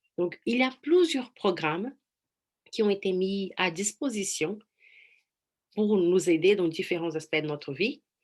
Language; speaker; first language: French; non-native, fluent; Portuguese